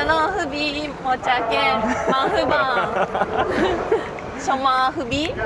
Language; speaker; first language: Persian; non-native, learner; Japanese